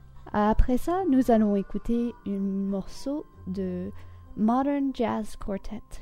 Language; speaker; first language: French; non-native, fluent; English